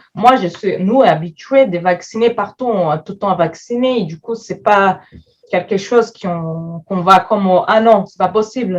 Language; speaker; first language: French; non-native, fluent; Portuguese